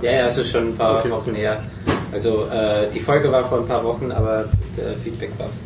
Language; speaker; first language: German; native; German